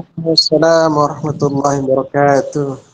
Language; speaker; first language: Indonesian; native; Indonesian